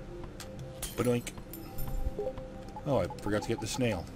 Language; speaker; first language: English; native; English